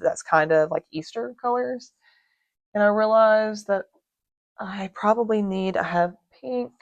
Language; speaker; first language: English; native; English